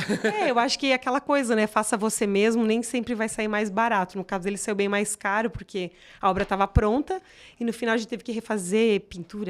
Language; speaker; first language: Portuguese; native; Portuguese